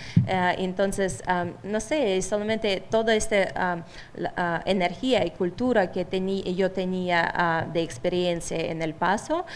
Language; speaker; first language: Spanish; non-native, fluent; Russian